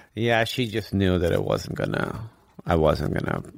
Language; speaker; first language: English; non-native, local second language; Urdu